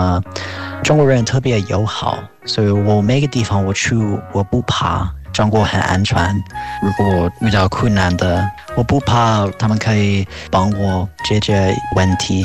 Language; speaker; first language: Chinese; non-native, fluent; English